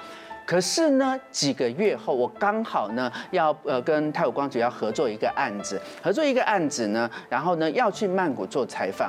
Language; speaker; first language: Chinese; native; Chinese